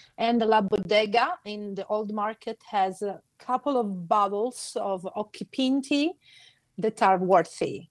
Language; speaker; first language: English; non-native, fluent; Sicilian